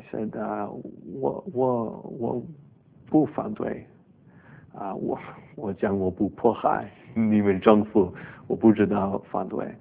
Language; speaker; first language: Chinese; early bilingual, heritage; Chinese